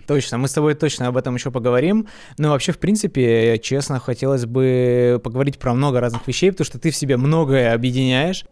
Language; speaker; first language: Russian; native; Russian